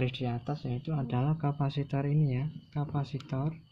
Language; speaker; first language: Indonesian; non-native, local second language; Javanese